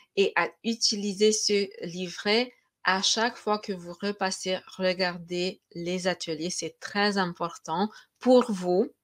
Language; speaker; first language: French; non-native, fluent; Romanian